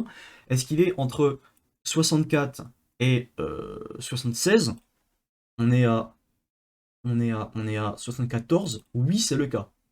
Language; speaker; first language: French; native; French